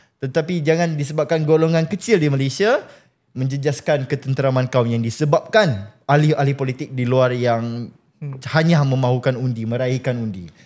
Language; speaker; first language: Malay; non-native, local second language; Chinese